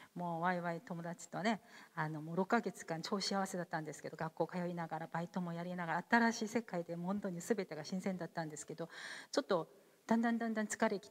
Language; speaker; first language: Japanese; non-native, fluent; Korean